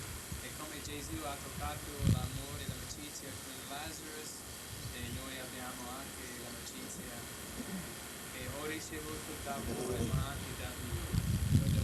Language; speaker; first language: Italian; non-native, learner; English